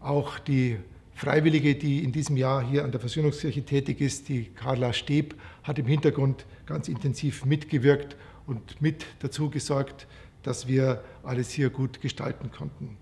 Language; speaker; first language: German; native; German